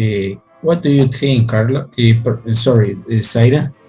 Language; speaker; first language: English; non-native, learner; Spanish